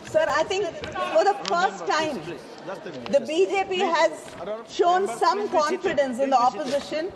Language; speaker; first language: English; non-native, local second language; Tamil